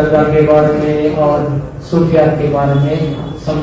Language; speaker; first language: Hindi; non-native, local second language; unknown